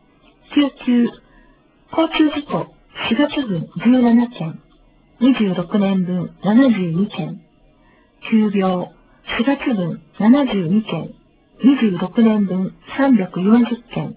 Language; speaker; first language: Japanese; native; Japanese